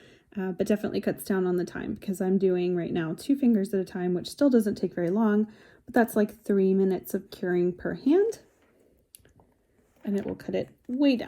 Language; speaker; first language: English; native; English